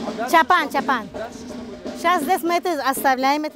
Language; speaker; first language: Russian; non-native, local second language; Persian